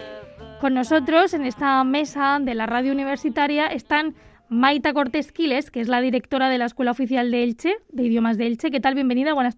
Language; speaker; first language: Spanish; native; Spanish